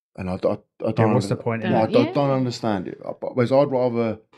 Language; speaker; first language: English; native; English